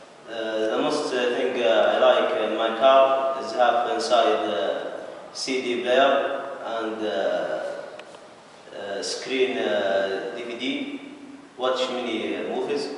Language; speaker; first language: English; non-native, learner; Arabic